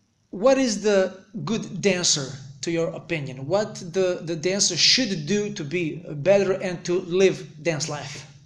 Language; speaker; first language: English; non-native, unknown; Serbian